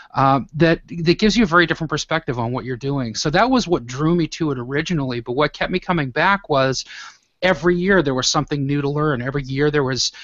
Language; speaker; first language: English; native; English